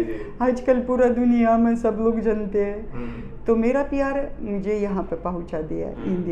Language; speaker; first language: Hindi; non-native, fluent; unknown